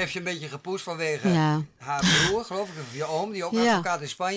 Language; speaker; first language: Dutch; native; Dutch